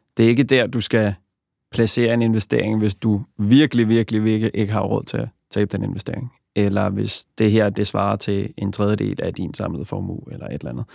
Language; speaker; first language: Danish; early bilingual, other home language; Bosnian